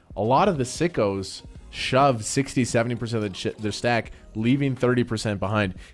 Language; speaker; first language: English; native; English